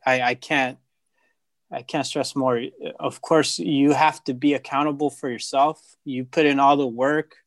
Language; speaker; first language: English; native; English